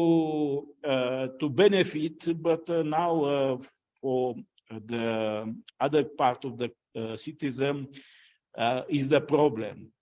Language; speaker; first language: English; non-native, fluent; Romanian